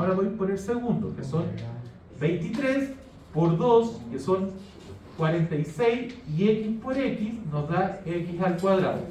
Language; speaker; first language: Spanish; native; Spanish